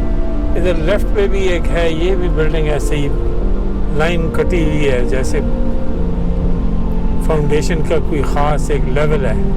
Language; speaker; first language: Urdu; non-native, local second language; Punjabi